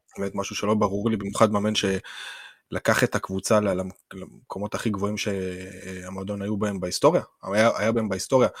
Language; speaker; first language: Hebrew; native; Hebrew